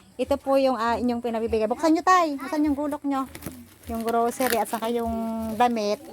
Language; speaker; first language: Filipino; native; Filipino